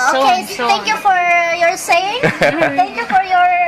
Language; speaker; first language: English; non-native, learner; Cebuano